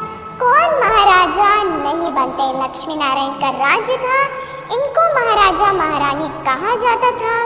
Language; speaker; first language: Hindi; native; Hindi